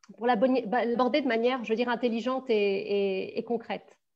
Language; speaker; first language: French; native; French